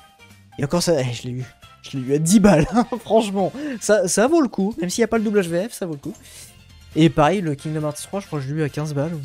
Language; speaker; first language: French; native; French